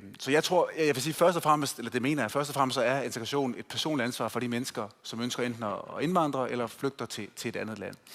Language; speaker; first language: Danish; native; Danish